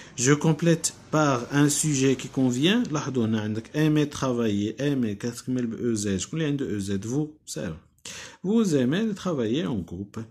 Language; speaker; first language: French; non-native, local second language; Arabic